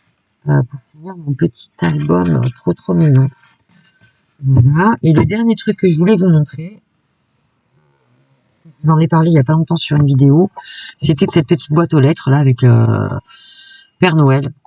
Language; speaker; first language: French; native; French